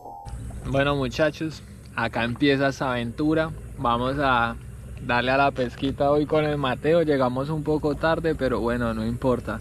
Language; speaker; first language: Spanish; native; Spanish